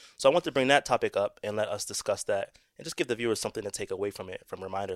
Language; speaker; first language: English; native; English